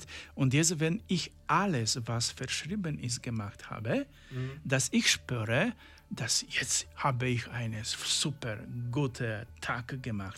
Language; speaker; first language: German; non-native, learner; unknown